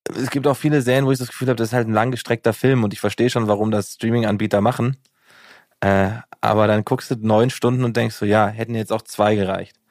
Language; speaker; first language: German; native; German